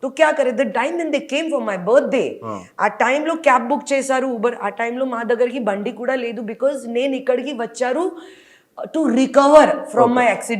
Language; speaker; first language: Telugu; non-native, learner; Hindi